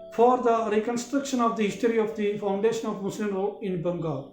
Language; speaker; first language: English; non-native, local second language; Malayalam